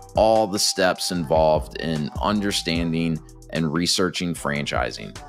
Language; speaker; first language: English; native; English